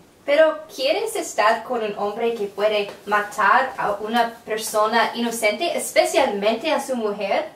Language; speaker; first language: Spanish; non-native, learner; English